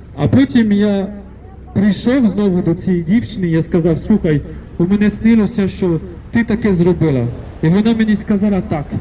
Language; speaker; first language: Ukrainian; non-native, fluent; French